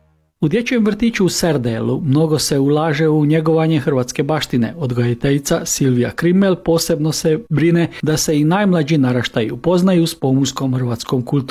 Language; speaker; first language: Croatian; native; Croatian